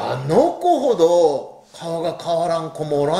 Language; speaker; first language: Japanese; native; Japanese